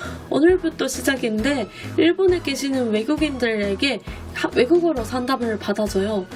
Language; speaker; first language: Korean; non-native, fluent; Japanese